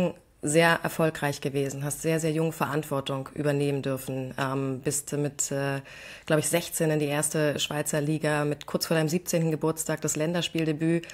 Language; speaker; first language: German; native; German